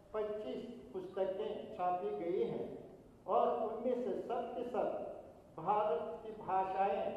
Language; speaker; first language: Hindi; non-native, fluent; Uzbek